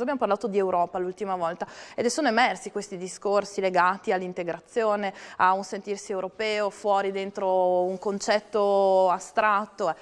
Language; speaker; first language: Italian; native; Italian